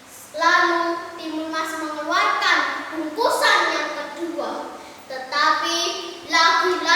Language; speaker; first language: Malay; non-native, local second language; Javanese